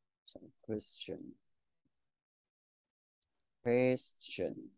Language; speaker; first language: English; non-native, fluent; Thai